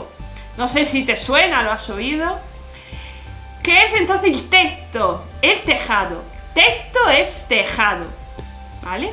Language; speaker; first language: Spanish; non-native, fluent; Italian